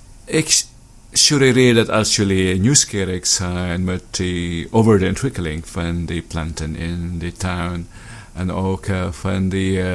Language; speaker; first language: Dutch; non-native, learner; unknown